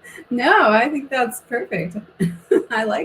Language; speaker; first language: English; native; English